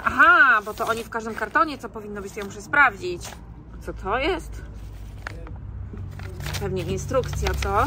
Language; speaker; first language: Polish; native; Polish